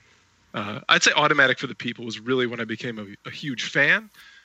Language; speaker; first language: English; native; English